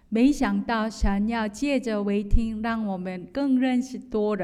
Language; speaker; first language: Chinese; non-native, fluent; Korean